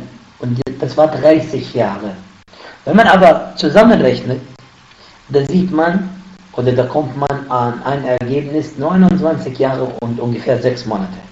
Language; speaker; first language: German; non-native, fluent; Arabic